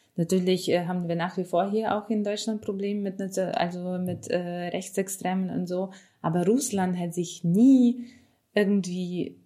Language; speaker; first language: German; non-native, fluent; Ukrainian